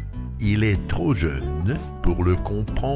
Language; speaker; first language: French; non-native, fluent; Russian